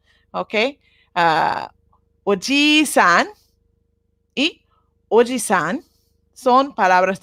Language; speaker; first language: Spanish; non-native, learner; Japanese